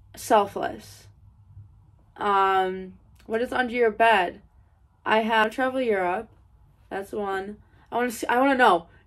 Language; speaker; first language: English; native; English